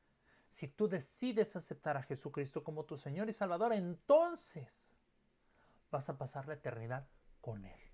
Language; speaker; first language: Spanish; native; Spanish